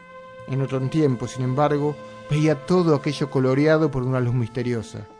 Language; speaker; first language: Spanish; native; Spanish